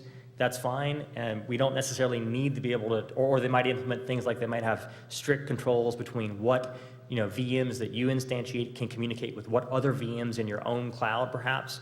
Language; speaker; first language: English; native; English